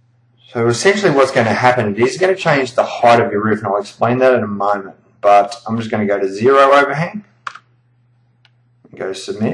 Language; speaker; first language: English; native; English